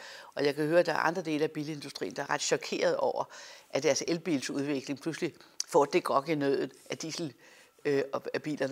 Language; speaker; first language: Danish; native; Danish